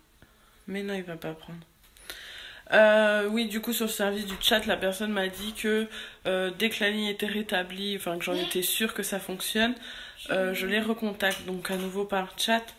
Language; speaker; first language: French; native; French